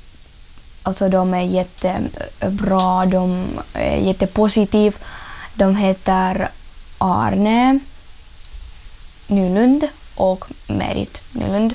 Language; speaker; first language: Swedish; non-native, learner; Russian